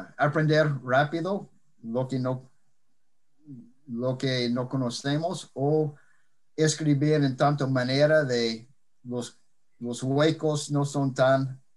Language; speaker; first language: Spanish; non-native, fluent; English